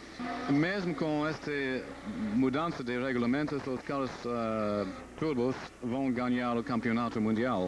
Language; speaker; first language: Portuguese; non-native, learner; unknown